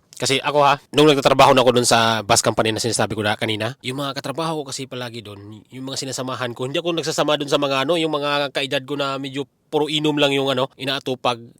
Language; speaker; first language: Filipino; non-native, local second language; Cebuano